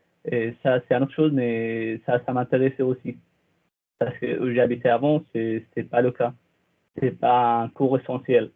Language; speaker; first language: French; non-native, fluent; Arabic